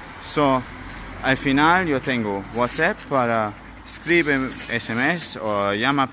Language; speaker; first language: Spanish; non-native, learner; German